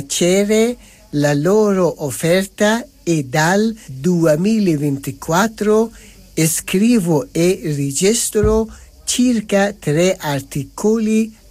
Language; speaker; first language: Italian; non-native, fluent; Persian